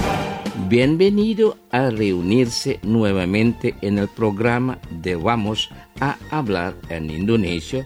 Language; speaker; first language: Spanish; non-native, fluent; Indonesian